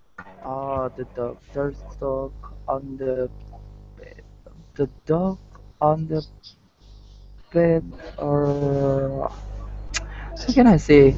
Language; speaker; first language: English; non-native, learner; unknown